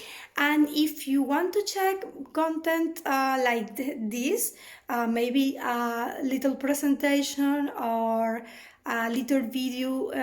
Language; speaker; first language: English; non-native, fluent; Spanish